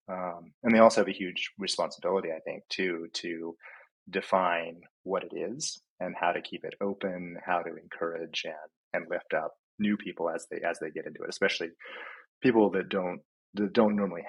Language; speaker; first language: English; native; English